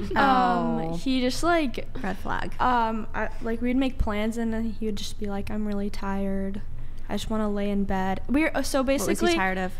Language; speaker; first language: English; native; English